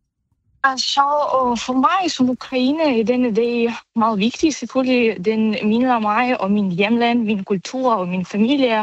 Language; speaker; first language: Danish; non-native, learner; Ukrainian